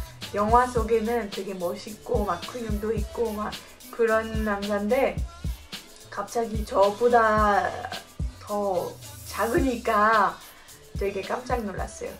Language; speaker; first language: Korean; non-native, fluent; French